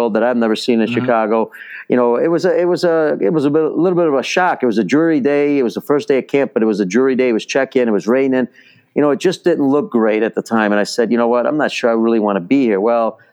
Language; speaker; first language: English; early bilingual, other home language; Italian